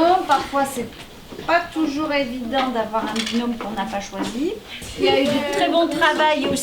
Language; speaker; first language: French; native; French